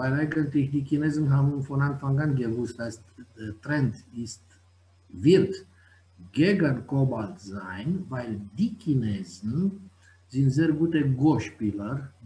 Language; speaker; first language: German; non-native, fluent; Romanian